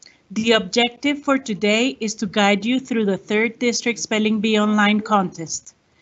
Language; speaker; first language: English; non-native, fluent; Spanish